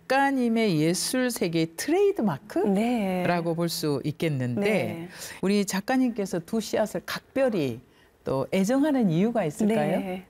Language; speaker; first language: Korean; native; Korean